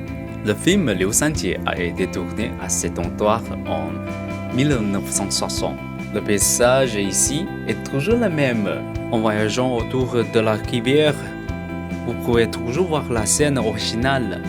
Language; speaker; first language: French; non-native, learner; Chinese